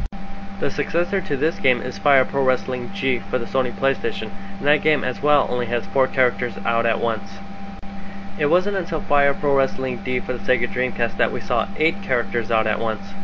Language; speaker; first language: English; native; English